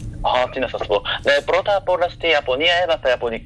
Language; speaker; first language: Greek; non-native, fluent; Japanese